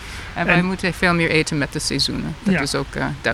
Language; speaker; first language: Dutch; non-native, fluent; English